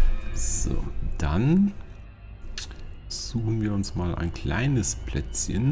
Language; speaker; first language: German; native; German